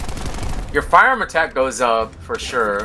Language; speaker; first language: English; native; English